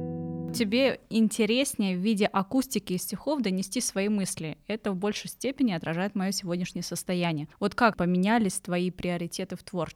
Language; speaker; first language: Russian; native; Russian